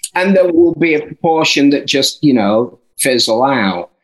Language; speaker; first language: English; native; English